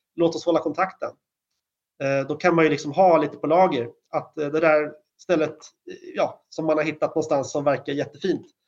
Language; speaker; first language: Swedish; native; Swedish